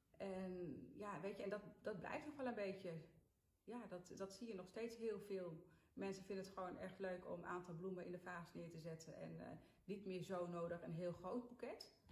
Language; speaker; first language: Dutch; early bilingual, other home language; Sinhala